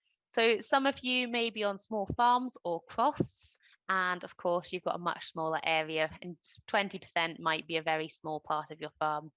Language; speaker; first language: English; native; English